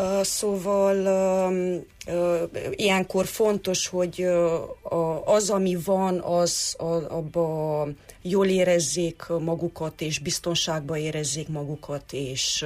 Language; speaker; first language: Hungarian; non-native, local second language; Romanian